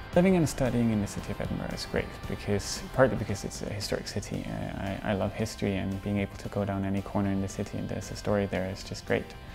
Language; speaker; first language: English; non-native, fluent; Danish